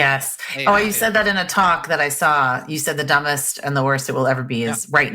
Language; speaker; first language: English; native; English